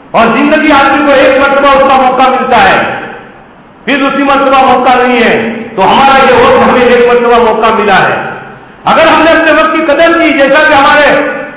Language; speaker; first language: Urdu; non-native, local second language; Gujarati